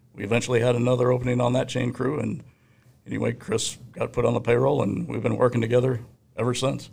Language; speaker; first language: English; native; English